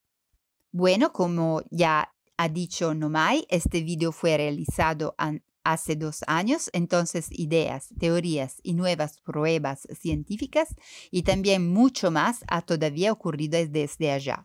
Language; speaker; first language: Spanish; non-native, learner; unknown